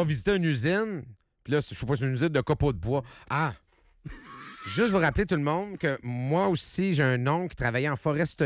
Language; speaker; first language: French; native; French